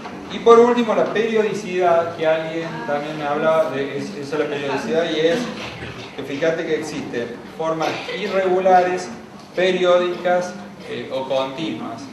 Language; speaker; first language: Spanish; native; Spanish